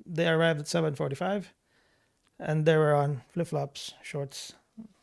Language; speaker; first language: English; non-native, local second language; Cebuano